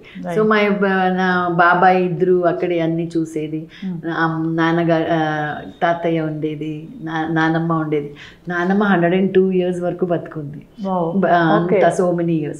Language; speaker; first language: Telugu; non-native, local second language; Malayalam